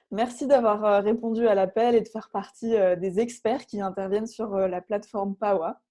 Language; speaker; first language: French; native; French